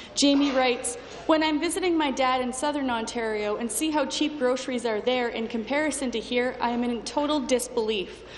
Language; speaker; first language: English; native; English